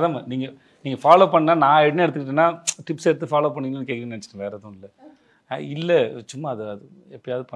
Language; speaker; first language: Tamil; native; Tamil